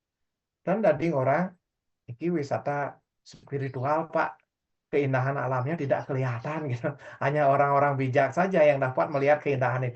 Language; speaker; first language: Indonesian; non-native, local second language; Balinese